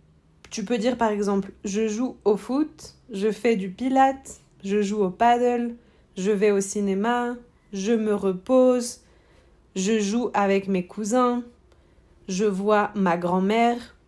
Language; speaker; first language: French; non-native, fluent; Spanish